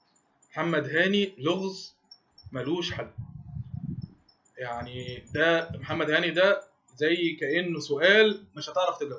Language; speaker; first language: Arabic; native; Arabic